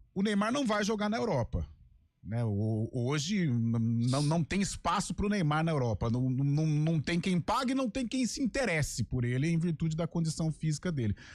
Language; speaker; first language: Portuguese; native; Portuguese